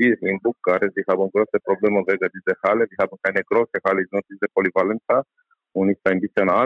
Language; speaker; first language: German; non-native, learner; Romanian